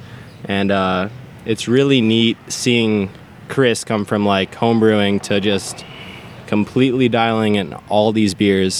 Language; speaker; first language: English; native; English